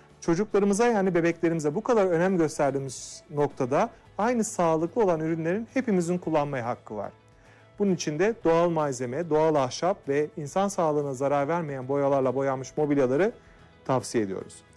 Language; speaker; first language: Turkish; native; Turkish